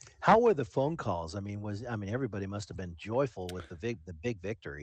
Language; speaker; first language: English; native; English